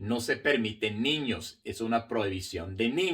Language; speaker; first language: Spanish; non-native, fluent; English